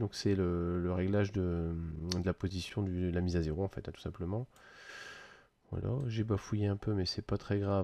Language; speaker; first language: French; native; French